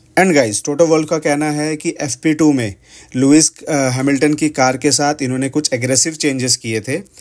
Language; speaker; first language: Hindi; native; Hindi